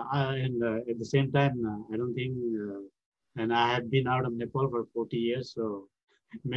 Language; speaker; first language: English; non-native, local second language; Gurung